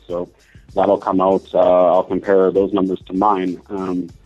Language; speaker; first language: English; native; English